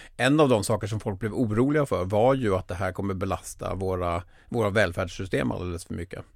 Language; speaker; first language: Swedish; native; Swedish